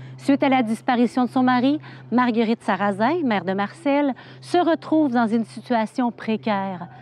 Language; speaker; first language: French; native; French